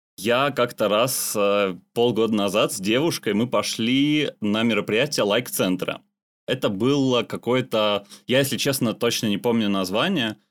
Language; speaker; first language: Russian; non-native, local second language; Armenian